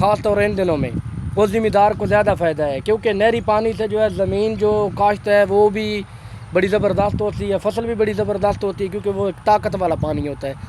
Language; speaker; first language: Urdu; non-native, local second language; Punjabi